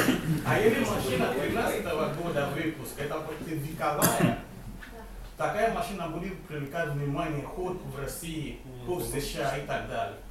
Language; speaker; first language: Russian; non-native, fluent; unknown